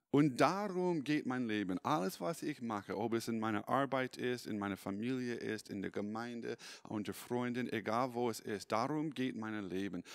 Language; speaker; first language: German; non-native, fluent; English